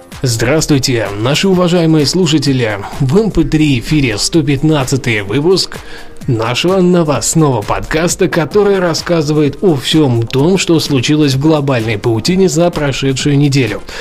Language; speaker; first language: Russian; native; Russian